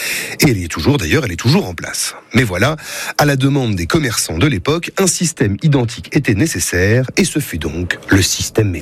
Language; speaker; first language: French; native; French